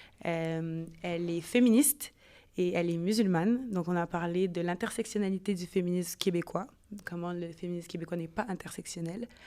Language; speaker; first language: French; native; French